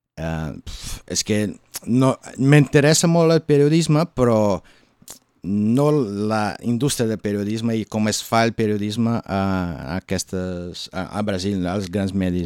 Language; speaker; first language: Catalan; non-native, learner; Portuguese